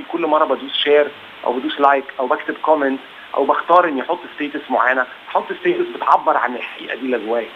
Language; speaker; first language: Arabic; native; Arabic